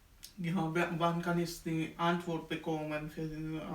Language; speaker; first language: German; non-native, learner; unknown